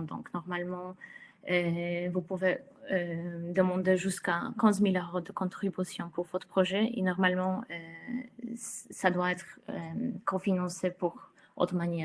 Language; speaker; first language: French; non-native, fluent; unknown